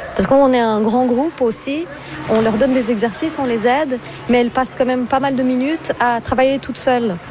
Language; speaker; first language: French; non-native, fluent; Portuguese